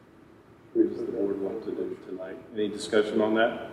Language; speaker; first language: English; native; English